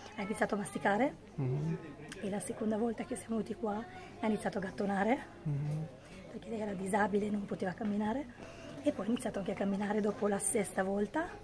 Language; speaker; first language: Italian; native; Italian